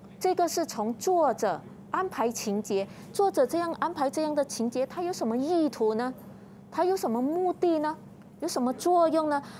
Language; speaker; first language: Chinese; native; Chinese